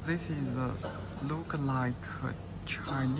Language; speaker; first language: English; non-native, learner; Chinese